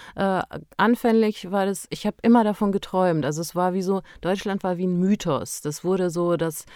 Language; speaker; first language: German; early bilingual, other home language; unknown